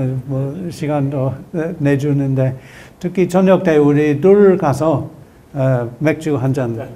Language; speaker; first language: Korean; non-native, learner; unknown